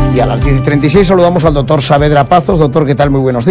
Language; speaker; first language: Spanish; native; Spanish